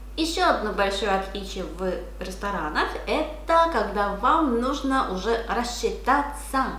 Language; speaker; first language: Russian; non-native, fluent; Korean